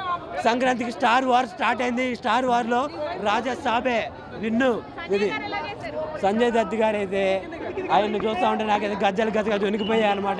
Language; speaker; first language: Telugu; native; Telugu